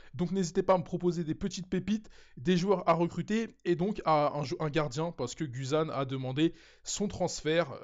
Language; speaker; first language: French; native; French